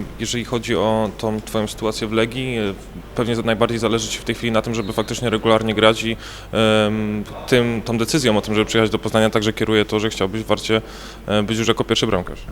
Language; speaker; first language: Polish; native; Polish